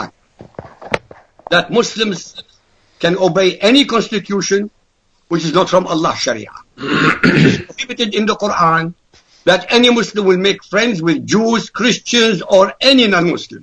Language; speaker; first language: English; non-native, fluent; Arabic